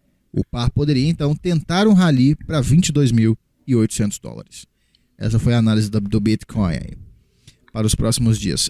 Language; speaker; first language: Portuguese; native; Portuguese